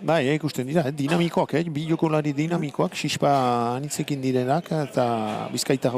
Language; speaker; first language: Basque; native; Basque